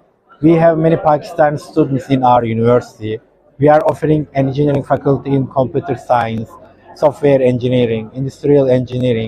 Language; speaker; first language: English; non-native, fluent; Turkish